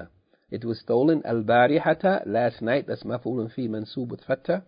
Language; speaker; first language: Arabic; non-native, fluent; English